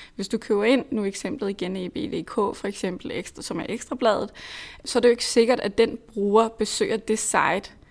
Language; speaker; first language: Danish; native; Danish